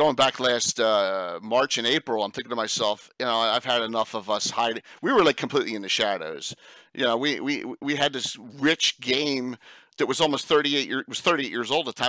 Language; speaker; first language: English; native; English